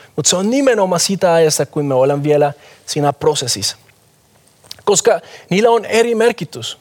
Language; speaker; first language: Finnish; non-native, fluent; Spanish